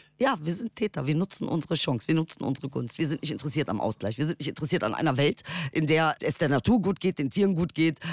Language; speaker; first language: German; early bilingual, other home language; Turkish